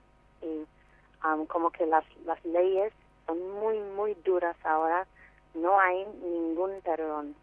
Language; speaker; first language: Spanish; non-native, fluent; English